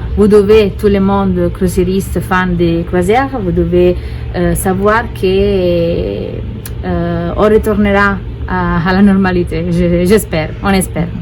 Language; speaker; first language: French; non-native, fluent; Italian